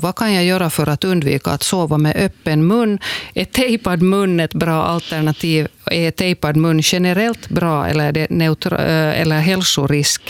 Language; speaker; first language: Swedish; native; Swedish